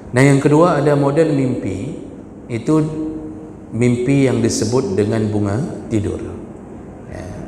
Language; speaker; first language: Malay; non-native, local second language; Achinese